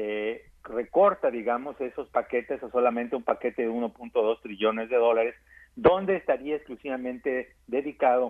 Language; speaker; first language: Spanish; native; Spanish